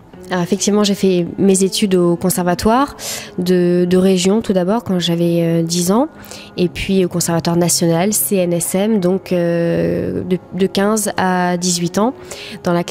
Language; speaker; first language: French; native; French